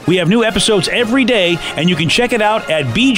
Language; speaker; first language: English; native; English